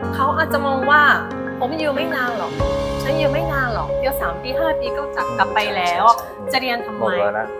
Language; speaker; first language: Thai; non-native, fluent; Japanese